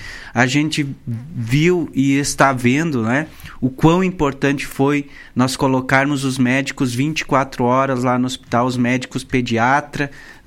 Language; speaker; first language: Portuguese; native; Portuguese